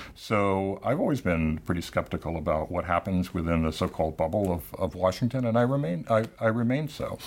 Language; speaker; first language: English; native; English